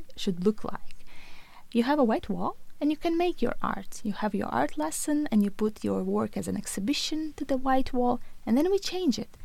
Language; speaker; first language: English; non-native, fluent; Latvian